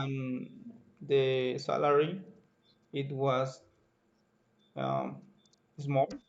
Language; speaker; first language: English; non-native, learner; Spanish